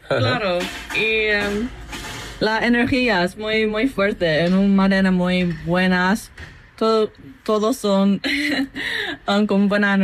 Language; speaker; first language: Spanish; non-native, fluent; English